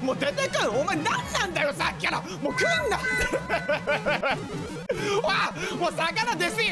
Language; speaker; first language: Japanese; native; Japanese